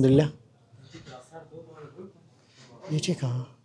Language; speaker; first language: Hindi; non-native, local second language; Bangla